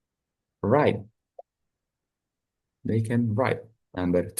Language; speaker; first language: English; non-native, fluent; Indonesian